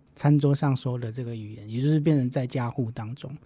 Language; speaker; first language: Chinese; non-native, local second language; Min Nan Chinese